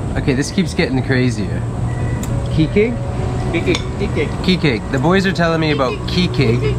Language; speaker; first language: English; native; English